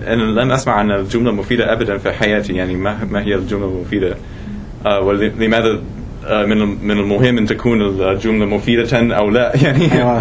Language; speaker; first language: Arabic; non-native, fluent; English